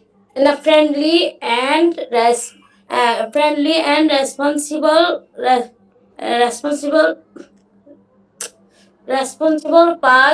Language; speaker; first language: English; non-native, learner; Bangla